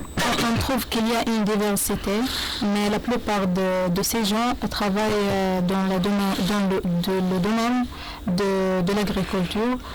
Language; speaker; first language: French; non-native, learner; Arabic